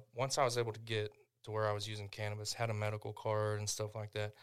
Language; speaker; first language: English; native; English